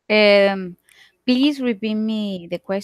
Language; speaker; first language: English; non-native, learner; Spanish